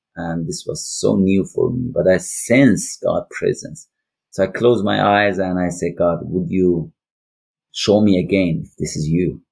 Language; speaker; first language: English; non-native, learner; Persian